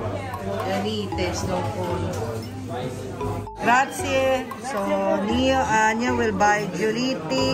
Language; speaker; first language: Italian; non-native, learner; Filipino